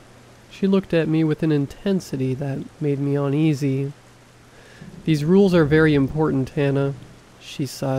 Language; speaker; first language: English; native; English